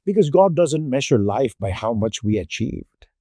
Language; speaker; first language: English; non-native, local second language; Filipino